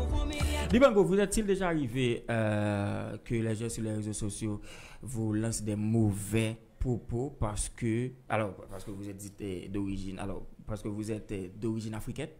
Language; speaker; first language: French; non-native, local second language; Haitian Creole